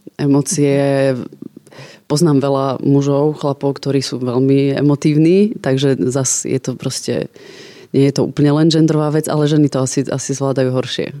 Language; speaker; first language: Slovak; native; Slovak